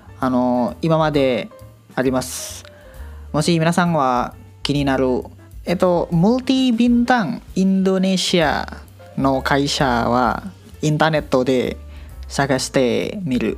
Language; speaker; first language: Japanese; non-native, learner; Indonesian